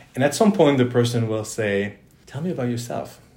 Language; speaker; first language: English; non-native, fluent; French